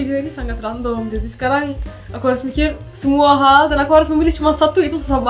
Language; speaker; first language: Indonesian; non-native, fluent; Turkish